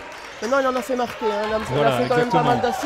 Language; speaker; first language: French; native; French